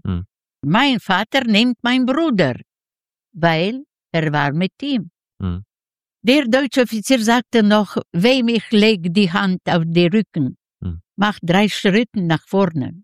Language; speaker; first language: German; non-native, learner; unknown